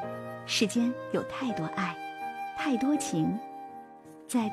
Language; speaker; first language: Chinese; native; Chinese